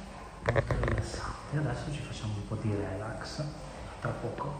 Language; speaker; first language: Italian; native; Italian